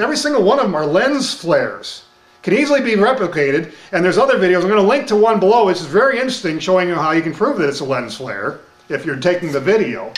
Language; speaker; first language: English; native; English